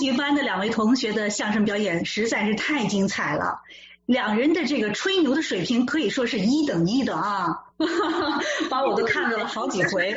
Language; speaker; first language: Chinese; native; Chinese